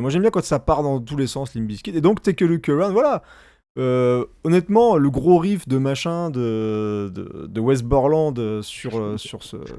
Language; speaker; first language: French; native; French